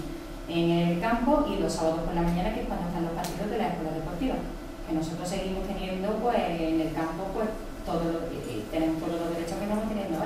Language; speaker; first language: Spanish; native; Spanish